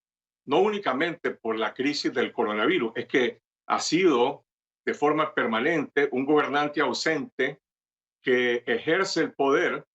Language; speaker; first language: Spanish; native; Spanish